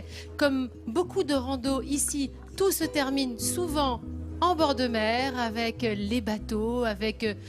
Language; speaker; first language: French; native; French